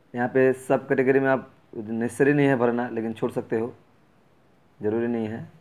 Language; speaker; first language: Hindi; native; Hindi